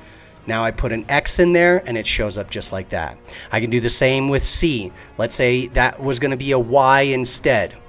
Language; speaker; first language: English; native; English